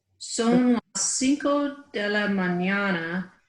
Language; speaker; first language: Spanish; non-native, learner; English